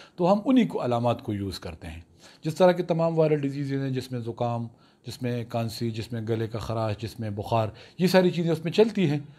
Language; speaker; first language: Urdu; non-native, local second language; Pashto